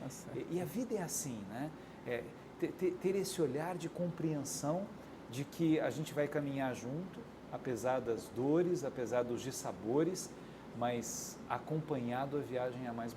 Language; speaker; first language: Portuguese; native; Portuguese